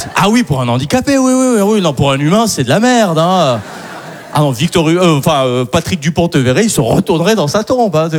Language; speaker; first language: French; non-native, local second language; Arabic